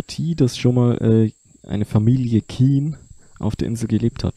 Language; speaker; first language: German; native; German